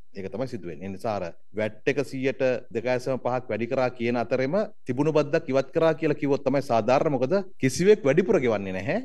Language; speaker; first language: Sinhala; native; Sinhala